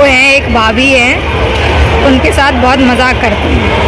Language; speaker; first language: Hindi; native; Hindi